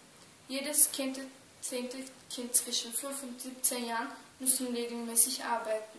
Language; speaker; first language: German; early bilingual, other home language; Turkish